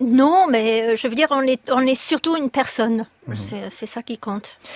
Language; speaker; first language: French; non-native, fluent; English